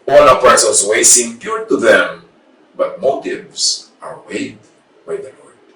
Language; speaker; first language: English; non-native, local second language; Filipino